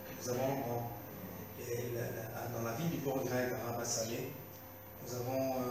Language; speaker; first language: French; non-native, local second language; Arabic